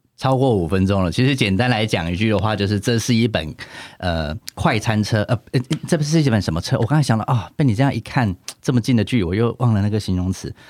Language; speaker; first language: Chinese; native; Chinese